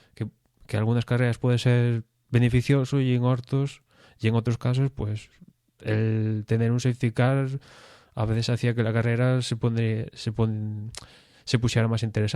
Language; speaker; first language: Spanish; native; Spanish